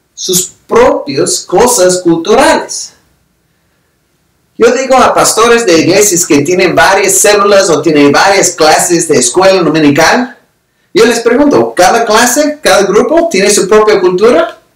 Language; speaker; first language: Spanish; non-native, fluent; English